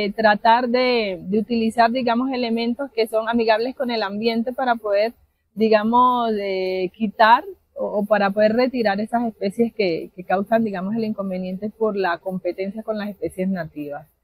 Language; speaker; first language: Spanish; native; Spanish